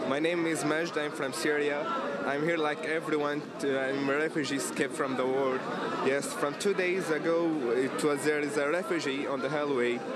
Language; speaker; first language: English; non-native, fluent; Arabic